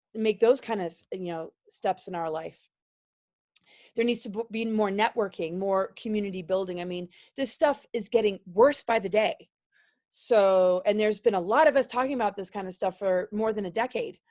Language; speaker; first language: English; native; English